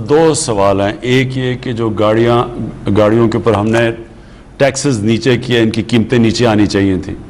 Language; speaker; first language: Urdu; native; Urdu